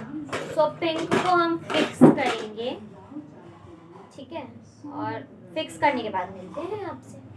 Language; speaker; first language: Hindi; native; Hindi